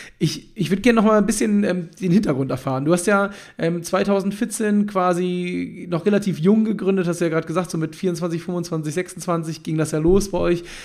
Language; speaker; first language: German; native; German